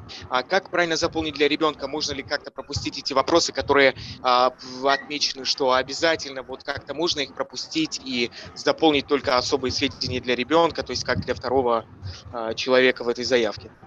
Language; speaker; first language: Russian; native; Russian